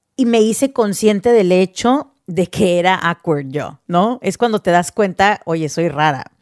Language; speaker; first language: Spanish; early bilingual, heritage; Spanish